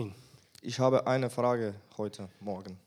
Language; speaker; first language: German; non-native, fluent; Bulgarian